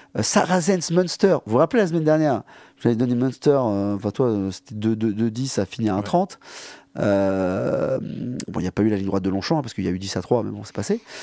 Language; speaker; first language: French; native; French